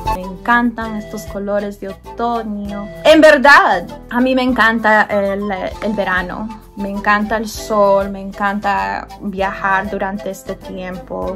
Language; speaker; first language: Spanish; early bilingual, heritage; Spanish